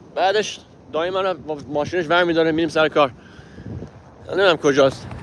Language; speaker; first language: Persian; early bilingual, heritage; Persian